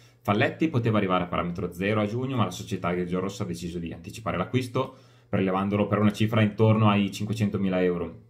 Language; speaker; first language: Italian; native; Italian